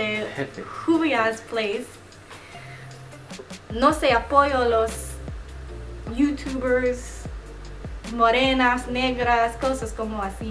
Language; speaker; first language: Spanish; non-native, learner; English